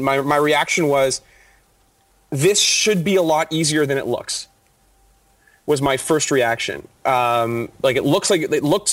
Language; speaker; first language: English; native; English